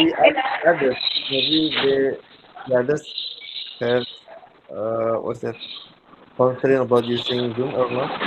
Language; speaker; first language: English; non-native, learner; Indonesian